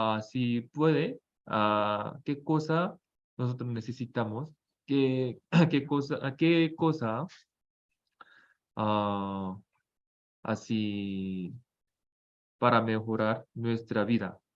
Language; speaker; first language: Spanish; non-native, fluent; Korean